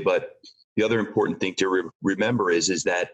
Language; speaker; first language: English; native; English